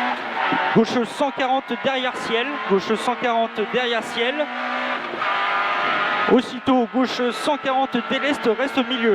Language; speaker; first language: French; native; French